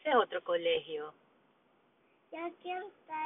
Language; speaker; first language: Spanish; early bilingual, heritage; Spanish